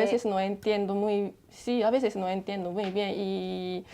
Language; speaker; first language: Spanish; non-native, learner; Japanese